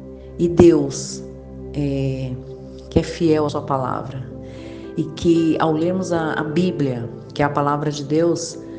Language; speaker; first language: Portuguese; native; Portuguese